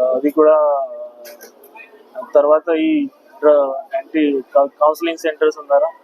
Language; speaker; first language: Telugu; non-native, local second language; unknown